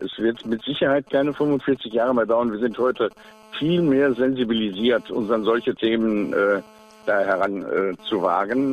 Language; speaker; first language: German; native; German